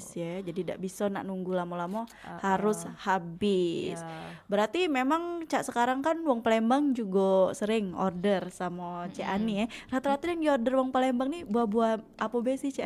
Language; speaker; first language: Indonesian; native; Indonesian